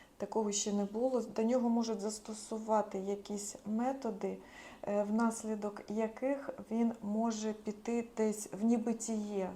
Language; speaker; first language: Ukrainian; non-native, local second language; Russian